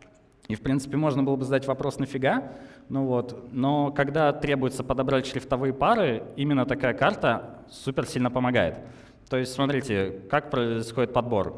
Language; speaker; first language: Russian; native; Russian